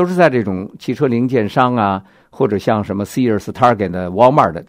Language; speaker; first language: Chinese; native; Chinese